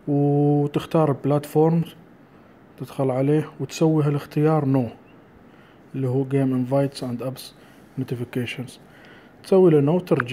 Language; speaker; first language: Arabic; native; Arabic